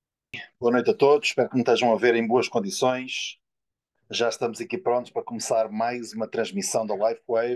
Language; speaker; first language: Portuguese; native; Portuguese